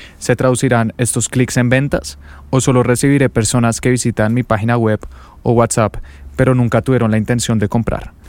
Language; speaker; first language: Spanish; native; Spanish